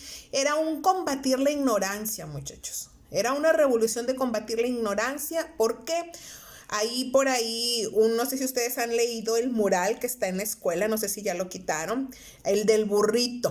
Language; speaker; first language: Spanish; native; Spanish